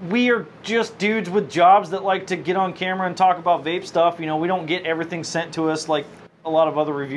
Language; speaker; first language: English; native; English